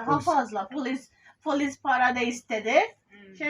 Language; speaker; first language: Turkish; non-native, learner; Indonesian